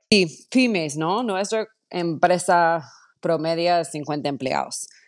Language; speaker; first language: Spanish; non-native, fluent; English